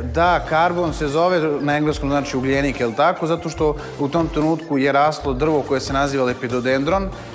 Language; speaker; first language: Serbian; native; Serbian